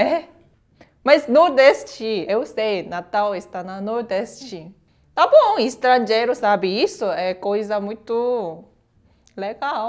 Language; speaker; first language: Portuguese; non-native, learner; Korean